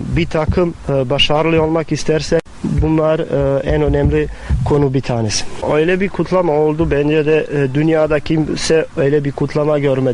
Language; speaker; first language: Turkish; non-native, fluent; Bosnian